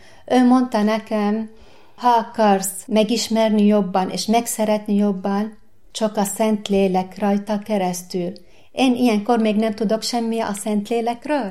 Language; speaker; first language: Hungarian; non-native, learner; Arabic